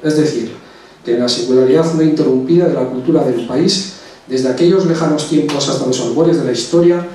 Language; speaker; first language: Spanish; non-native, local second language; Basque